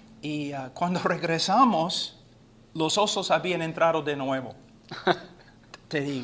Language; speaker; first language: Spanish; non-native, fluent; English